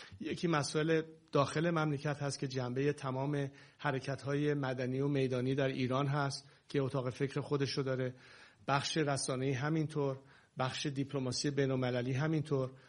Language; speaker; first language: Persian; native; Persian